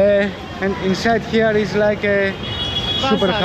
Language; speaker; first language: English; non-native, learner; Greek